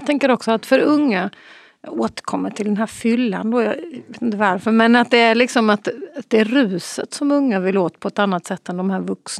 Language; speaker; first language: Swedish; native; Swedish